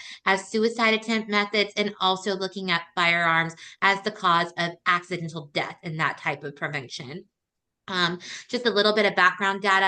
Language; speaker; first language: English; native; English